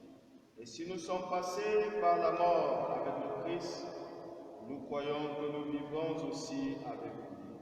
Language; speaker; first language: French; native; French